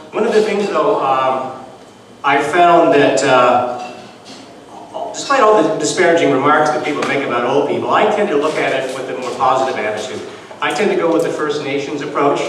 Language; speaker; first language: English; native; English